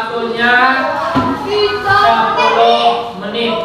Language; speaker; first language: Indonesian; native; Indonesian